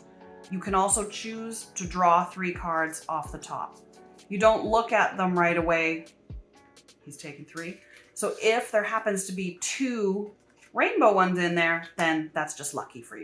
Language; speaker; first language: English; native; English